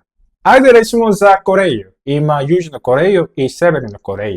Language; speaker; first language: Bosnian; non-native, fluent; Korean